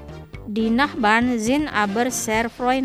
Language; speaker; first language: German; non-native, fluent; Indonesian